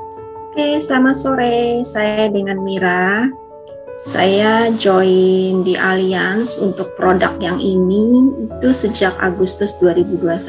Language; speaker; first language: Indonesian; native; Indonesian